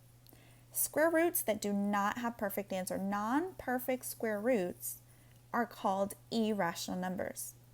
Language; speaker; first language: English; native; English